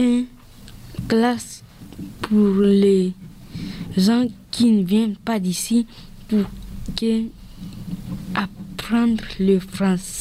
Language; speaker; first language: French; early bilingual, other home language; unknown